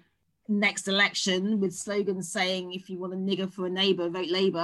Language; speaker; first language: English; native; English